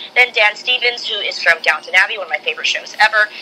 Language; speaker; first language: English; native; English